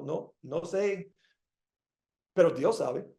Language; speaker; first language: Spanish; non-native, fluent; English